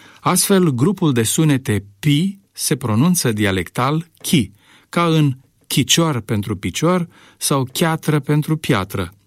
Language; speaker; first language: Romanian; native; Romanian